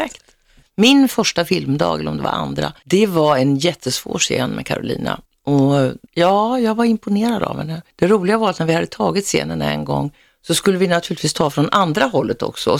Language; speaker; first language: Swedish; native; Swedish